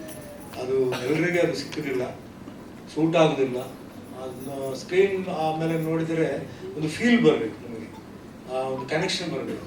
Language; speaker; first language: Kannada; non-native, fluent; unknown